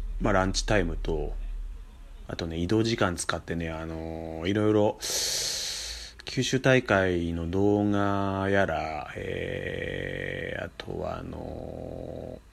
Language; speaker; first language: Japanese; native; Japanese